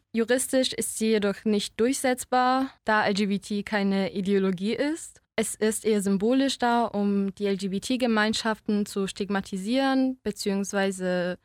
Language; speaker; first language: German; early bilingual, other home language; Polish